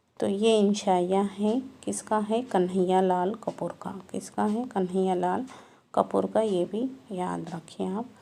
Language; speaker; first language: Urdu; native; Urdu